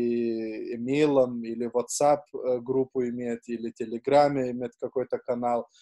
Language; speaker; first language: Russian; non-native, fluent; Lithuanian